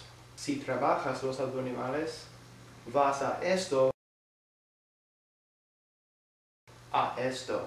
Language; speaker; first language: Spanish; non-native, learner; English